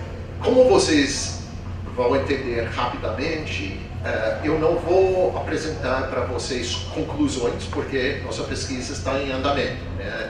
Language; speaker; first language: Portuguese; non-native, fluent; English